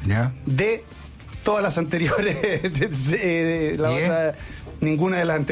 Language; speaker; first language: Spanish; native; Spanish